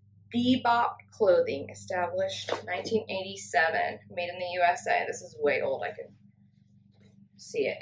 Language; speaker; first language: English; native; English